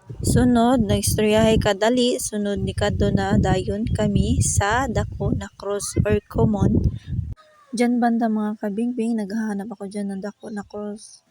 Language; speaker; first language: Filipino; non-native, local second language; Cebuano